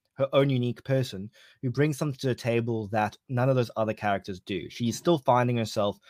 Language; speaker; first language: English; native; English